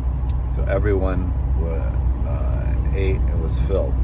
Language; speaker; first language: English; native; English